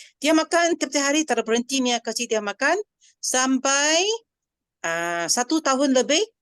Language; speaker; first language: Malay; non-native, local second language; Chinese